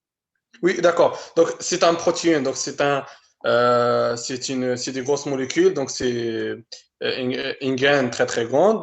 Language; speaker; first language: French; non-native, local second language; Arabic